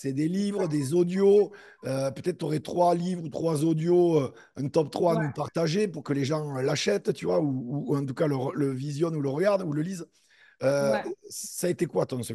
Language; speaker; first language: French; native; French